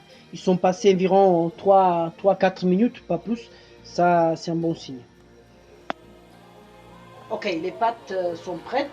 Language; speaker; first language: French; non-native, fluent; Italian